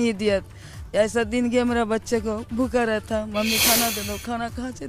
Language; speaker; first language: Hindi; non-native, local second language; Bangla